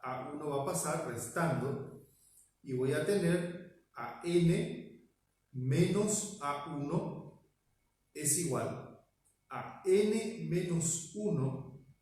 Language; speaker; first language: Spanish; native; Spanish